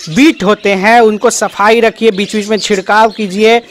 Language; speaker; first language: Hindi; native; Hindi